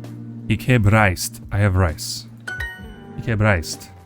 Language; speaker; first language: Dutch; non-native, learner; English